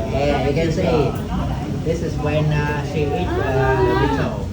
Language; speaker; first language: English; non-native, fluent; Vietnamese